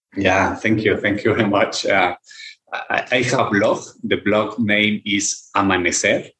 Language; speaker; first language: English; non-native, fluent; Spanish